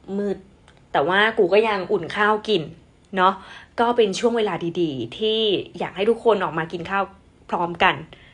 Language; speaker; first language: Thai; non-native, local second language; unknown